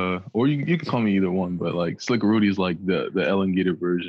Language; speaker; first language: English; native; English